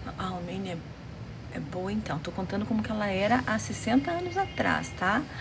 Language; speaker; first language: Portuguese; early bilingual, other home language; Romanian